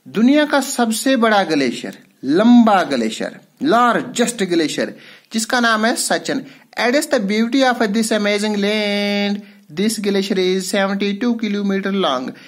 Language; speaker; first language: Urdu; non-native, local second language; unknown